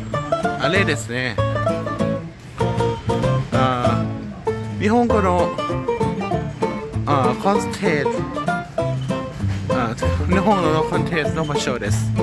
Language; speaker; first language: Japanese; non-native, learner; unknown